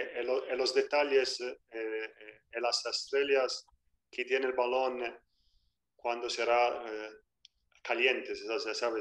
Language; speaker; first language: Spanish; non-native, fluent; Italian